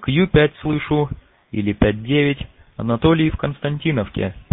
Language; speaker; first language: Russian; native; Russian